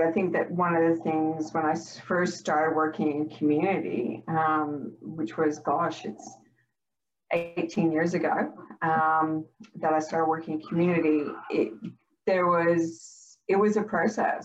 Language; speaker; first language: English; native; English